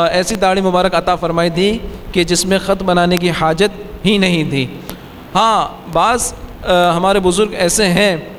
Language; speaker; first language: Urdu; native; Urdu